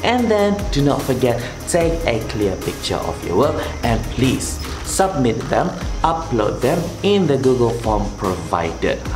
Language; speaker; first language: English; non-native, local second language; Malay